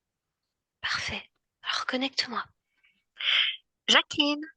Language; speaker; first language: French; native; French